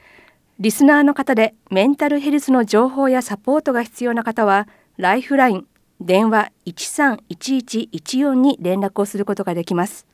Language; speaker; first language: Japanese; native; Japanese